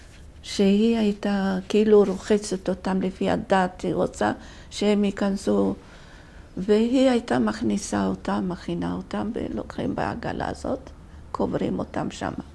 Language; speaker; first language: Hebrew; non-native, fluent; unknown